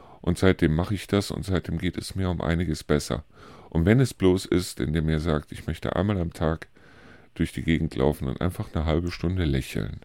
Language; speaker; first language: German; native; German